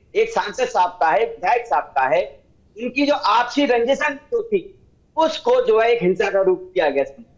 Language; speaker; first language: Hindi; native; Hindi